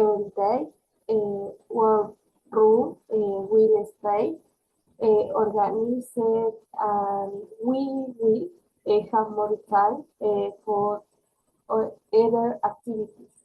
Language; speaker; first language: English; non-native, learner; Spanish